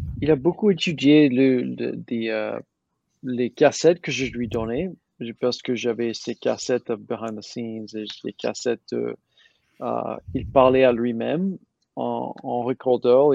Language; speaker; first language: French; non-native, learner; English